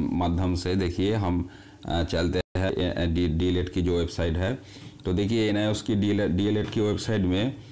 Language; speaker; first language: Hindi; non-native, local second language; Bangla